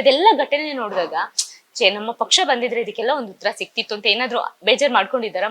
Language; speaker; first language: Kannada; native; Kannada